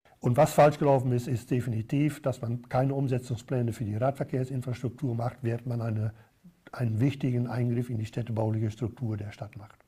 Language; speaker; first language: German; non-native, fluent; Dutch